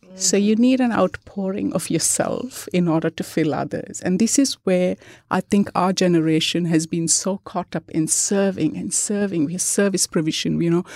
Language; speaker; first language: English; non-native, local second language; Malayalam